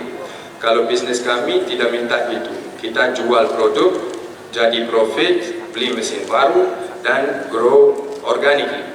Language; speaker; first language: Indonesian; non-native, fluent; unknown